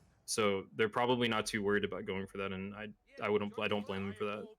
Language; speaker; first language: English; native; English